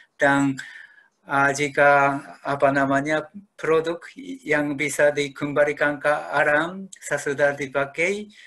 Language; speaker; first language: Indonesian; non-native, fluent; Japanese